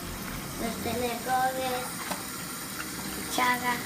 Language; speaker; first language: Spanish; early bilingual, heritage; English